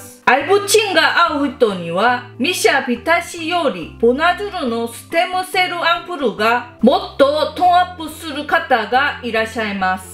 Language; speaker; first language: Japanese; non-native, fluent; Korean